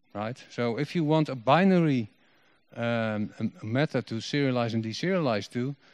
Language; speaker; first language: English; non-native, fluent; Dutch